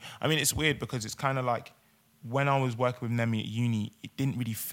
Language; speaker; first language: English; native; English